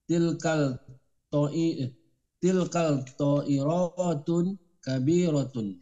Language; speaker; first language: Arabic; non-native, learner; Indonesian